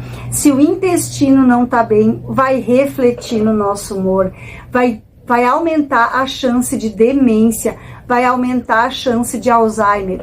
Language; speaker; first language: Portuguese; native; Portuguese